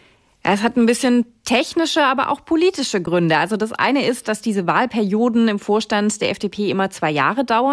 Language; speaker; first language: German; native; German